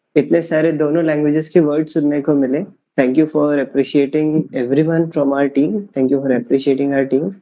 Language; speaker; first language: Hindi; native; Hindi